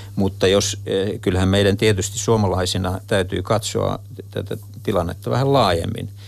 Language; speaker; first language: Finnish; native; Finnish